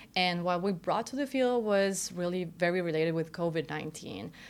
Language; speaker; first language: English; non-native, fluent; Spanish